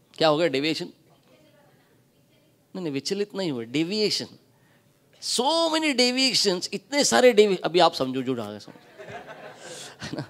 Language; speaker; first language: Hindi; non-native, local second language; Marathi